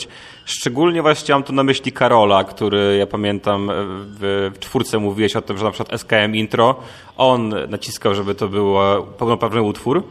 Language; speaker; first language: Polish; native; Polish